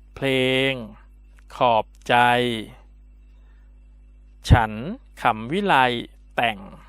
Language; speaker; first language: Thai; native; Thai